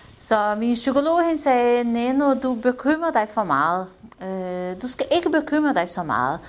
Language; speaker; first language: Danish; non-native, fluent; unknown